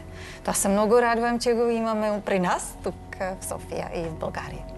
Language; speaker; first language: Bulgarian; non-native, learner; Czech